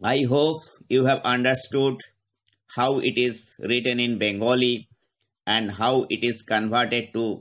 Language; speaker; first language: English; non-native, local second language; Bangla